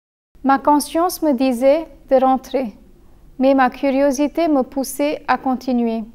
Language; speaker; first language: French; non-native, fluent; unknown